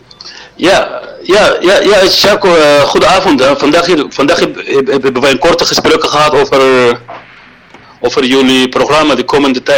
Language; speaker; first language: Dutch; non-native, learner; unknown